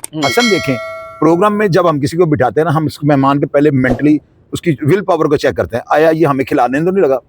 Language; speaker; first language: Urdu; non-native, local second language; Punjabi